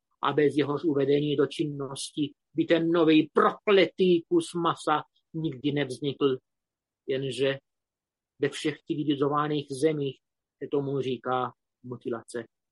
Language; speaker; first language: Czech; non-native, fluent; Romanian